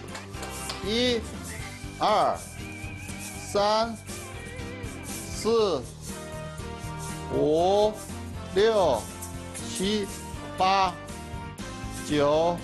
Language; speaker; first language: Chinese; native; Chinese